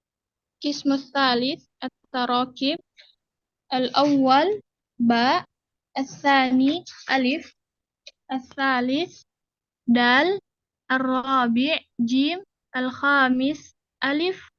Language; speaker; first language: Arabic; non-native, learner; Indonesian